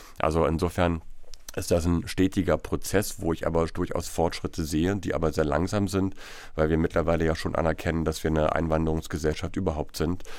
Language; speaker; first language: German; native; German